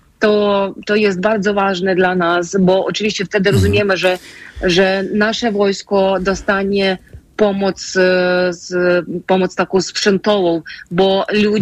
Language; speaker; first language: Polish; non-native, fluent; Ukrainian